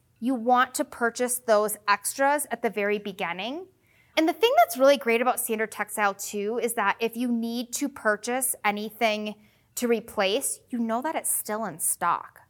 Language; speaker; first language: English; native; English